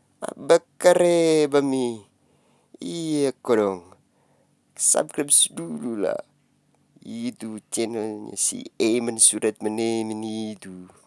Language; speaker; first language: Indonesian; non-native, local second language; Sundanese